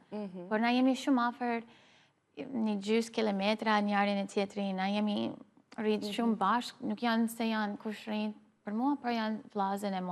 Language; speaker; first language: Albanian; early bilingual, heritage; Albanian